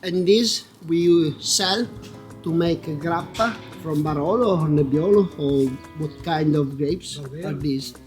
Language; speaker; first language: English; non-native, learner; Italian